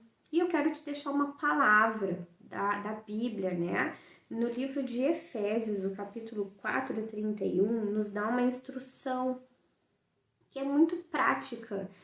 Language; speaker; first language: Portuguese; native; Portuguese